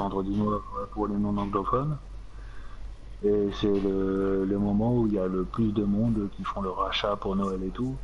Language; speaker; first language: French; native; French